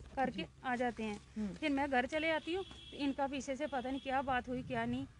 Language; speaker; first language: Hindi; native; Hindi